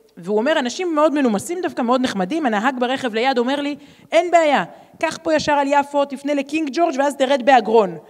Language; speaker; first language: Hebrew; native; Hebrew